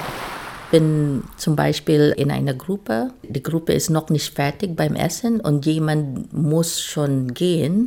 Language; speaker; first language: German; non-native, fluent; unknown